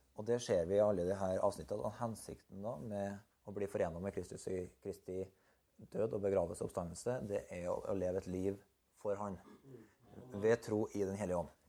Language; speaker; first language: Norwegian; native; Norwegian